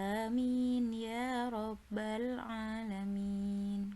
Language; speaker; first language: Arabic; non-native, learner; Indonesian